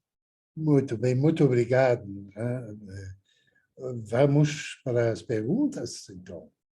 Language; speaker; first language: Portuguese; non-native, fluent; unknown